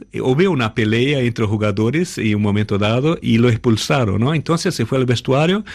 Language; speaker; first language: Spanish; non-native, fluent; Portuguese